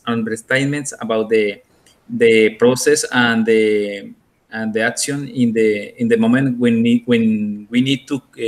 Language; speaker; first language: English; non-native, learner; Spanish